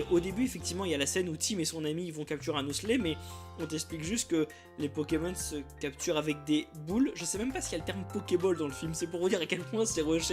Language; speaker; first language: French; native; French